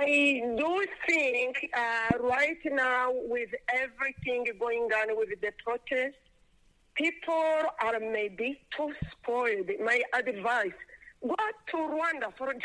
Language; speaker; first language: English; non-native, local second language; Kinyarwanda